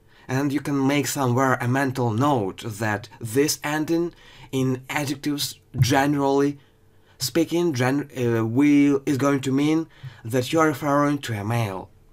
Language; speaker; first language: English; non-native, fluent; Ukrainian